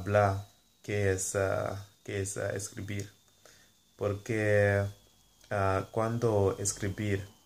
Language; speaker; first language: Spanish; non-native, learner; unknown